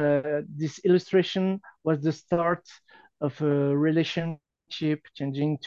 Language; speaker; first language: English; non-native, fluent; French